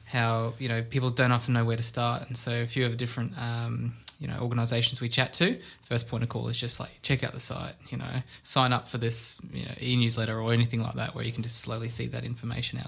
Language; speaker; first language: English; native; English